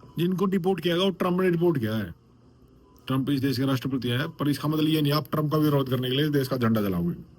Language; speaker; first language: Hindi; native; Hindi